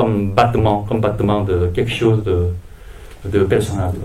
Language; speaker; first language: French; non-native, fluent; Korean